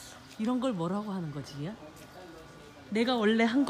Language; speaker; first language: Korean; native; Korean